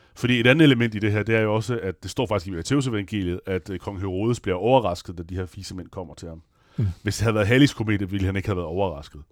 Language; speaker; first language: Danish; non-native, fluent; Italian